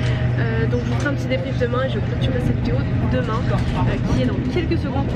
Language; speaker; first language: French; native; French